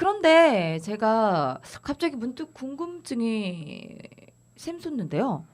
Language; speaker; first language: Korean; native; Korean